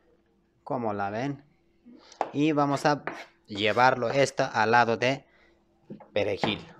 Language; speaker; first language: Spanish; non-native, learner; Turkish